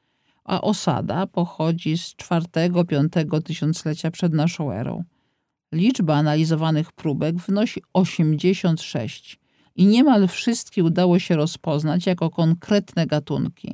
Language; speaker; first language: Polish; native; Polish